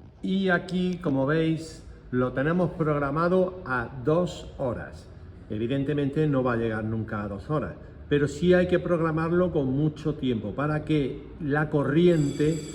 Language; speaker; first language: Spanish; native; Spanish